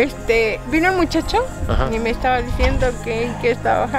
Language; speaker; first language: Spanish; native; Spanish